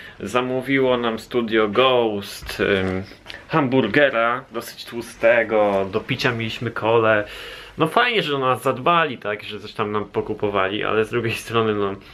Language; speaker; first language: Polish; native; Polish